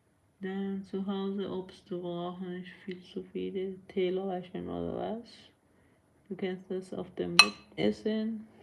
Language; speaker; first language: German; non-native, learner; Persian